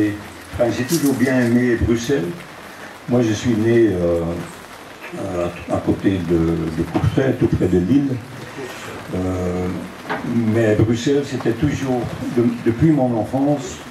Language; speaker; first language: French; non-native, local second language; Dutch